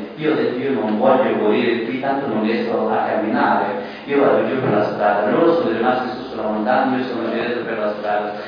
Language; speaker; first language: Italian; non-native, fluent; Persian